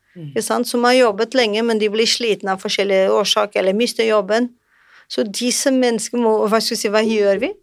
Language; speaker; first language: Norwegian; non-native, fluent; Portuguese